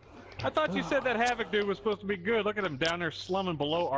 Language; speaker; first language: English; native; English